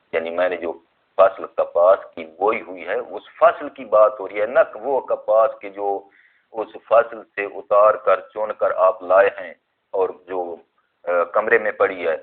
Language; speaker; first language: Urdu; non-native, local second language; Punjabi